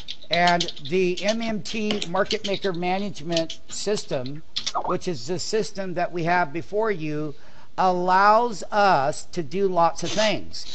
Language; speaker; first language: English; native; English